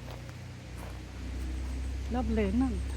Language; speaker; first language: English; non-native, fluent; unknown